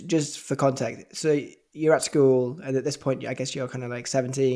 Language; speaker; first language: English; native; English